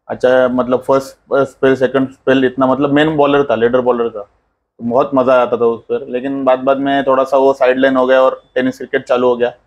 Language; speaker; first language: Hindi; non-native, local second language; Marathi